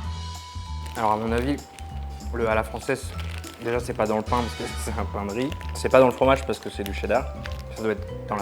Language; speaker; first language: French; native; French